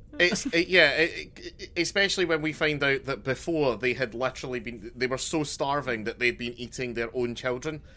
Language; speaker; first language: English; native; English